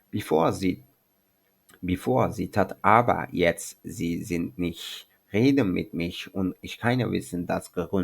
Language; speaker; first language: German; non-native, learner; Turkish